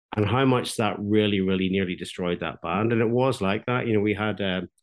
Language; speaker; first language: English; native; English